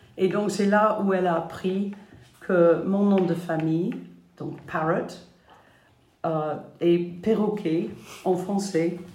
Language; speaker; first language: French; non-native, fluent; English